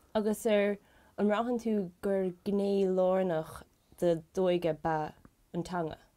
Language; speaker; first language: Irish; native; Irish